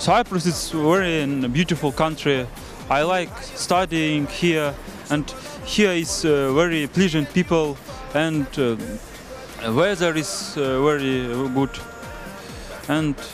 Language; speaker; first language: English; non-native, learner; Kyrgyz